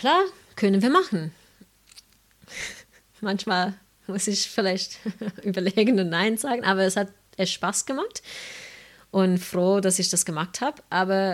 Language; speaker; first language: German; non-native, fluent; English